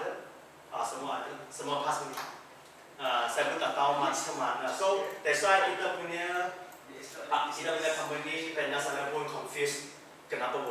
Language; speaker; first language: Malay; non-native, local second language; Chinese